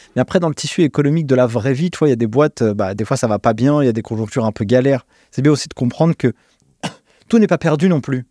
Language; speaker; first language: French; native; French